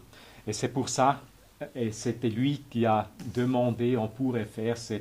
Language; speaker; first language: French; non-native, local second language; German